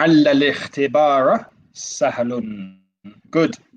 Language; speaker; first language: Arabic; non-native, fluent; English